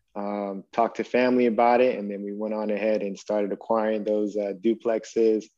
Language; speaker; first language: English; native; English